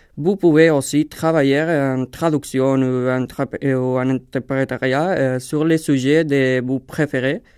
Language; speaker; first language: French; non-native, learner; Spanish